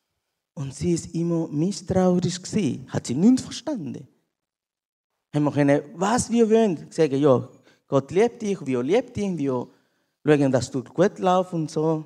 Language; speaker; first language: German; non-native, learner; Spanish